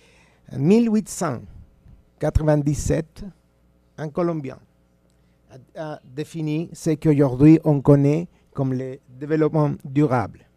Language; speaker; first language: French; non-native, fluent; Spanish